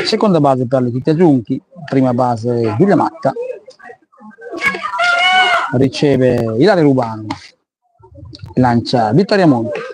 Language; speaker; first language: Italian; native; Italian